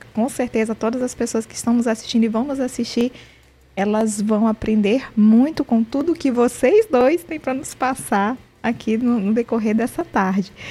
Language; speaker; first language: Portuguese; native; Portuguese